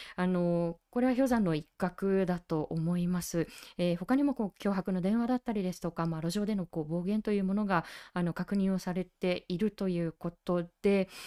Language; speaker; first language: Japanese; native; Japanese